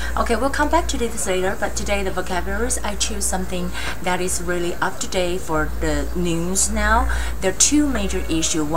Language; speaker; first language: English; non-native, fluent; Chinese